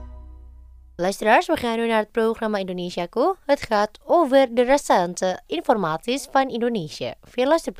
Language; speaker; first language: Dutch; non-native, fluent; Indonesian